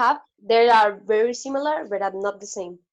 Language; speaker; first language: English; non-native, learner; Spanish